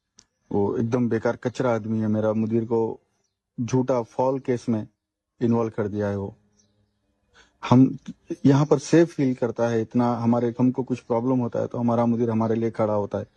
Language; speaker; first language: Hindi; non-native, learner; Bangla